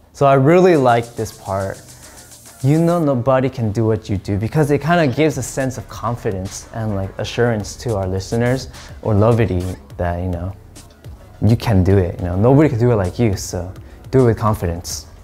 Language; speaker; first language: English; early bilingual, other home language; Korean